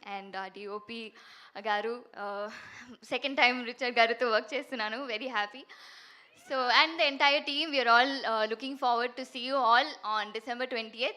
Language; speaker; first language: Telugu; non-native, fluent; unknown